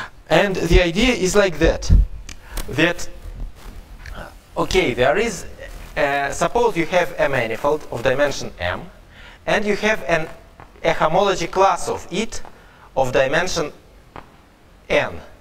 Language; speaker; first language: English; non-native, fluent; Russian